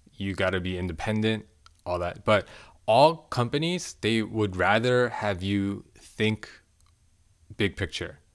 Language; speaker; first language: English; early bilingual, other home language; Korean